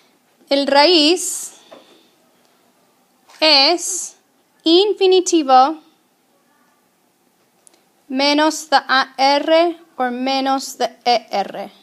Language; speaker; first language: Spanish; non-native, fluent; English